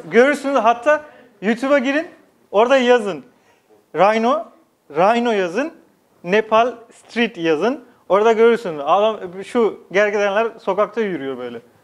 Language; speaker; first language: Turkish; non-native, fluent; Nepali